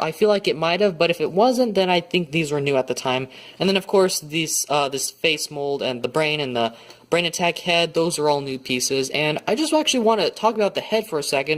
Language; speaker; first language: English; native; English